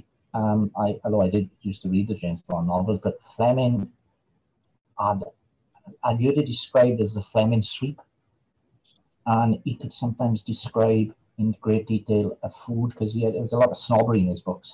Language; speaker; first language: English; native; English